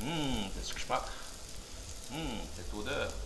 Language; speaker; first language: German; non-native, local second language; French